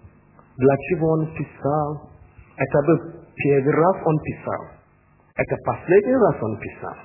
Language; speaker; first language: Russian; non-native, learner; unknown